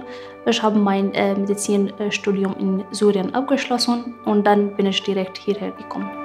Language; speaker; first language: German; non-native, fluent; Arabic